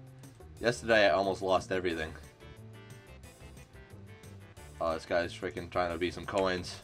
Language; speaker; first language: English; native; English